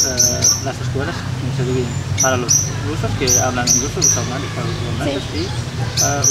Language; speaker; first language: Spanish; non-native, learner; Uzbek